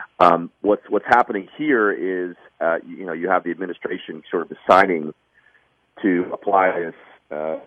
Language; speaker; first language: English; native; English